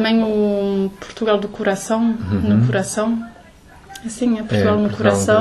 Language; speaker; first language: Portuguese; early bilingual, heritage; Portuguese